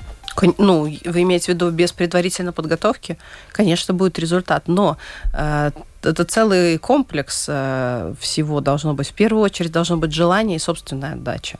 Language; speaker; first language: Russian; native; Russian